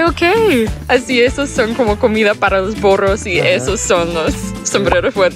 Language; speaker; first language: Spanish; non-native, learner; English